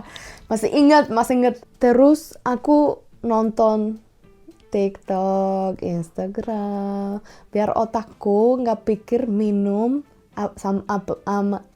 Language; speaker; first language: Indonesian; non-native, fluent; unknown